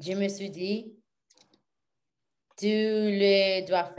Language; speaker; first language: French; non-native, learner; Spanish